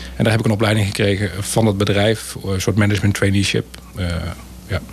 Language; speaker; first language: Dutch; native; Dutch